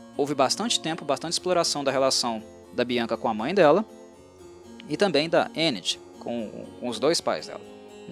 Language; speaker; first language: Portuguese; native; Portuguese